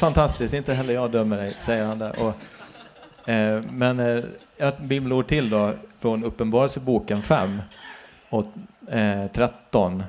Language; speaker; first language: Swedish; native; Swedish